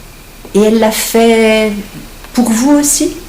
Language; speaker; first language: French; native; French